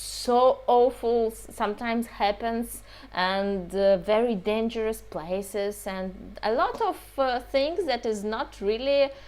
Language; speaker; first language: English; non-native, fluent; Russian